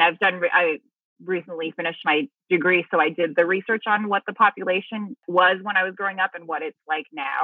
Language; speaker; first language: English; early bilingual, other home language; Filipino